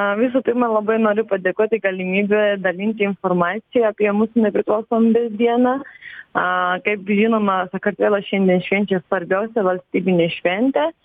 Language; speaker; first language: Lithuanian; non-native, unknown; Georgian